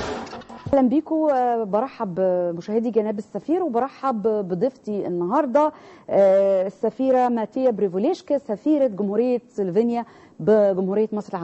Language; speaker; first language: Arabic; native; Arabic